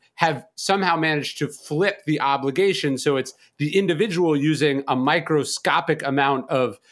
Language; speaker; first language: English; native; English